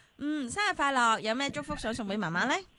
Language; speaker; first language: Cantonese; native; Cantonese